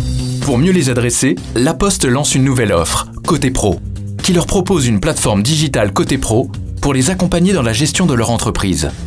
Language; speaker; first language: French; native; French